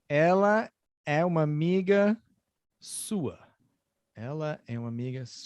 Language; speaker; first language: Portuguese; non-native, fluent; English